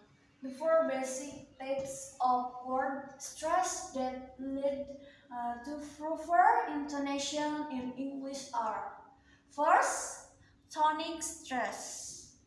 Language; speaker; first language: English; non-native, learner; Indonesian